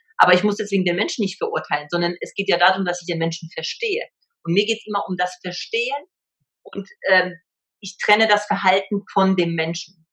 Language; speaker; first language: German; early bilingual, other home language; Polish